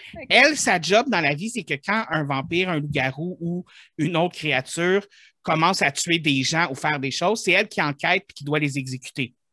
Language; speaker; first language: French; native; French